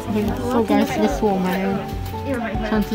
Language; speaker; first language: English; non-native, local second language; Chinese